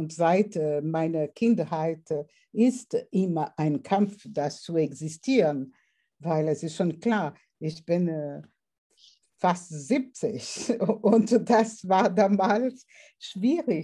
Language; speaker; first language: German; non-native, fluent; Portuguese